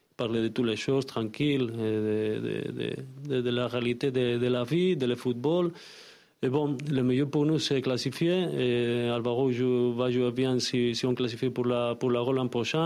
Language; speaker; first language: French; non-native, learner; Spanish